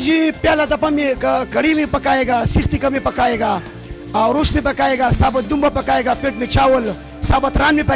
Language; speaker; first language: Hindi; non-native, local second language; Pashto